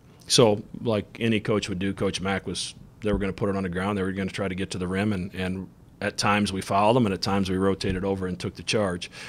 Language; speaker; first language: English; native; English